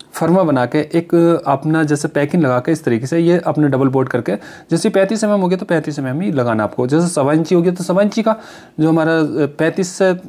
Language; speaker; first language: Hindi; native; Hindi